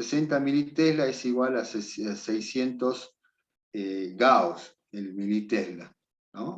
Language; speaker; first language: Spanish; native; Spanish